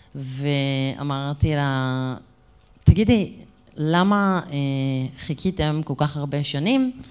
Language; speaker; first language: Hebrew; native; Hebrew